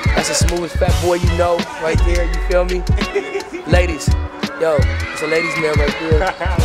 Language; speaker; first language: English; native; English